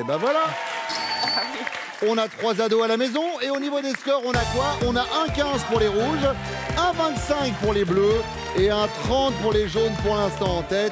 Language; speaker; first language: French; native; French